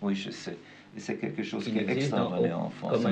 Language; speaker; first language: French; non-native, fluent; German